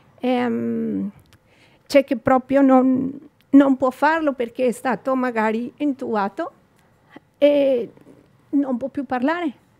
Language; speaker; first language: Italian; non-native, fluent; Spanish